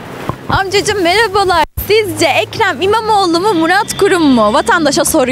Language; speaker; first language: Turkish; native; Turkish